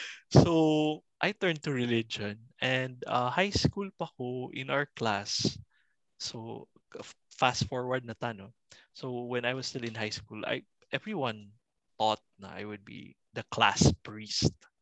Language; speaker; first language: English; non-native, local second language; Cebuano